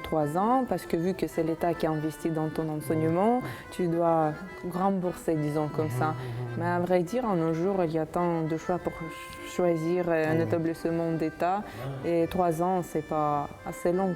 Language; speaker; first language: French; non-native, fluent; Uzbek